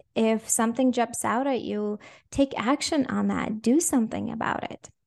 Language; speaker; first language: English; non-native, fluent; Russian